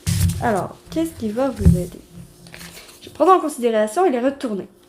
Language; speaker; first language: French; native; French